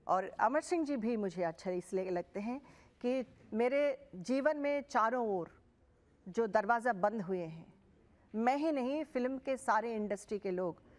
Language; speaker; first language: Hindi; non-native, local second language; Telugu